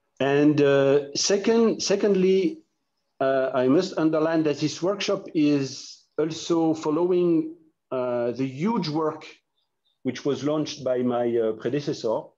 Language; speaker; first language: English; non-native, fluent; French